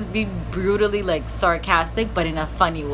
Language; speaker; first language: English; non-native, fluent; Portuguese